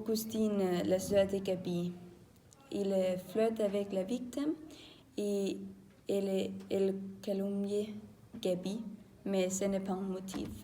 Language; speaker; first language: French; non-native, learner; Danish